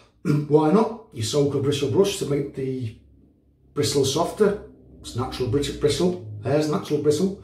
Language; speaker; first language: English; native; English